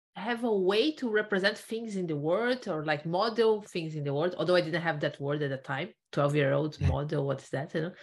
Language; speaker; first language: English; non-native, fluent; Portuguese